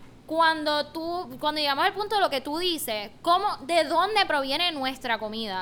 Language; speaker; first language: Spanish; native; Spanish